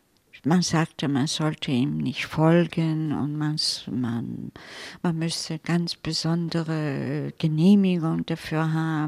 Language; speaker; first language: German; non-native, fluent; Italian